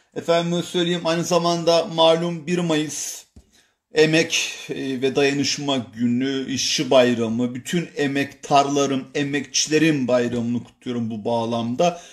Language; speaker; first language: Turkish; native; Turkish